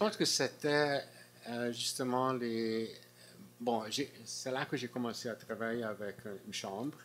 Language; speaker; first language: French; non-native, fluent; Hungarian